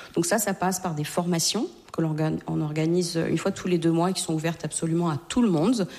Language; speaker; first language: French; native; French